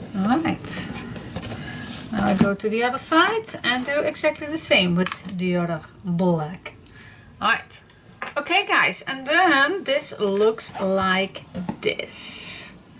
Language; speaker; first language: English; non-native, fluent; Dutch